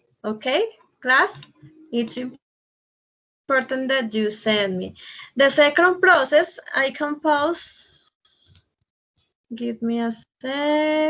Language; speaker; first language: English; non-native, fluent; Spanish